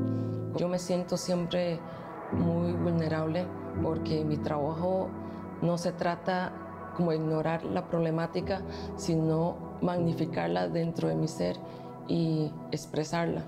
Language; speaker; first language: Spanish; early bilingual, other home language; Chinese